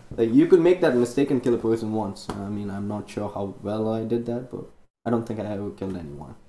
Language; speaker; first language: English; non-native, local second language; Tamil